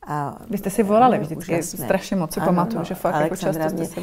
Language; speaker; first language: Czech; native; Czech